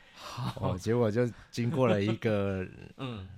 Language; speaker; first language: Chinese; native; Chinese